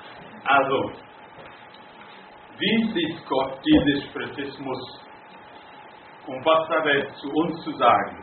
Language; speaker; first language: German; non-native, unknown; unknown